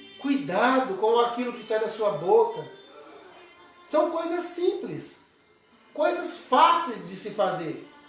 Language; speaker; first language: Portuguese; native; Portuguese